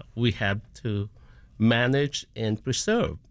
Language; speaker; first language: English; non-native, local second language; Filipino